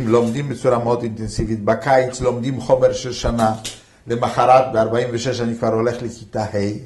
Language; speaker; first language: Hebrew; non-native, fluent; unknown